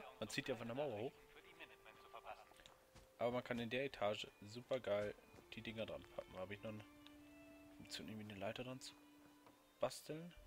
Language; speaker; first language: German; native; German